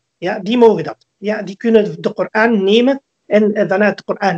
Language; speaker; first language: Dutch; early bilingual, other home language; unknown